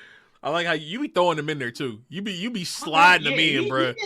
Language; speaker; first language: English; native; English